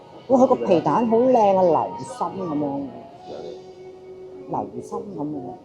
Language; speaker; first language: Cantonese; native; Cantonese